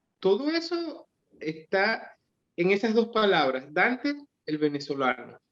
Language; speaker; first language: Spanish; native; Spanish